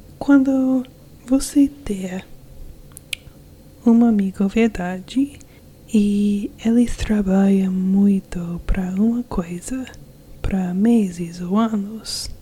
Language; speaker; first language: Portuguese; non-native, learner; English